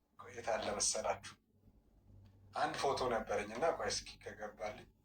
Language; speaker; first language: Amharic; native; Amharic